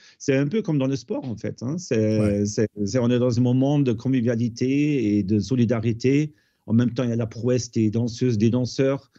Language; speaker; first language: French; non-native, fluent; German